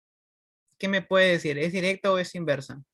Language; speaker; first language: Spanish; native; Spanish